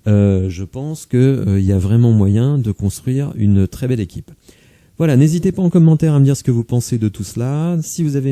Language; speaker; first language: French; native; French